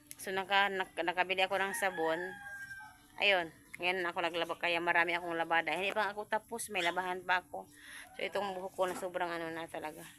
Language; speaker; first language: Filipino; non-native, local second language; Cebuano